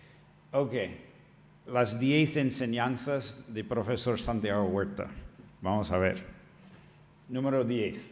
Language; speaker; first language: Spanish; non-native, fluent; English